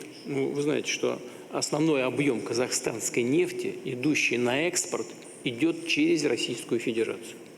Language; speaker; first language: Russian; native; Russian